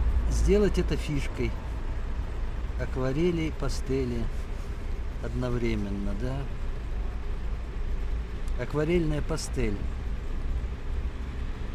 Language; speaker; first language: Russian; native; Russian